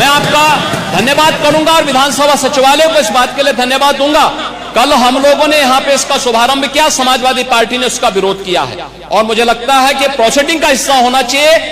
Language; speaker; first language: Hindi; native; Hindi